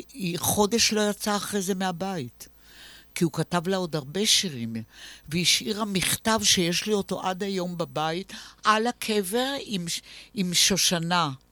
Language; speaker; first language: Hebrew; native; Hebrew